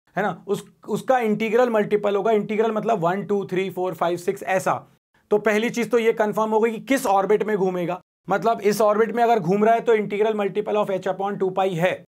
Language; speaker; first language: Hindi; native; Hindi